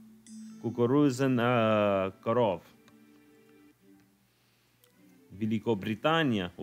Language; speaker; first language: Russian; non-native, learner; English